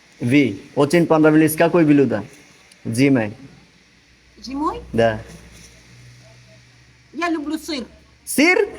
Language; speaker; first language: Russian; non-native, learner; Bangla